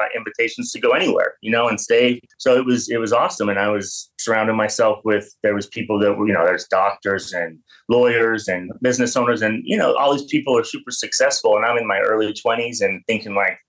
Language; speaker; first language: English; native; English